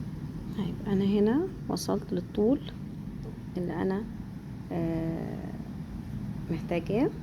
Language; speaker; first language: Arabic; native; Arabic